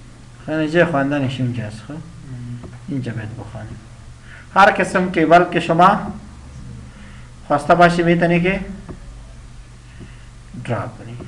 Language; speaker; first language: Persian; non-native, local second language; Pashto